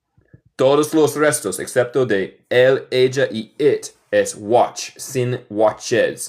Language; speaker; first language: Spanish; non-native, fluent; English